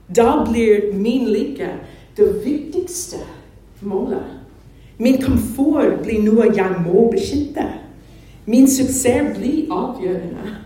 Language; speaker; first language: Norwegian; non-native, fluent; English